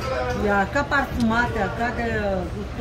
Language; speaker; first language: Spanish; non-native, fluent; Romanian